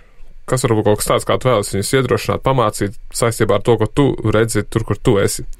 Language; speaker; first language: Latvian; native; Latvian